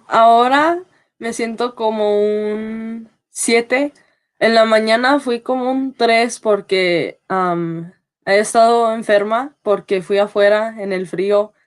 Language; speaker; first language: Spanish; early bilingual, heritage; Spanish